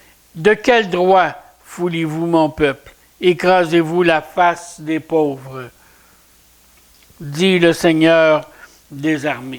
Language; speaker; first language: French; native; French